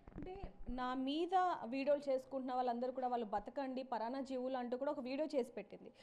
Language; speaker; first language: Telugu; native; Telugu